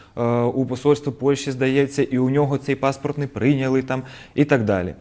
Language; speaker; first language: Ukrainian; non-native, local second language; Russian